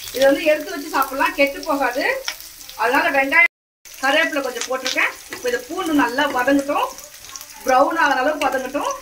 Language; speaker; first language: Tamil; non-native, local second language; Telugu